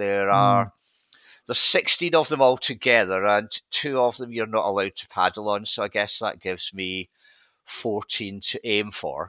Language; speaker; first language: English; native; English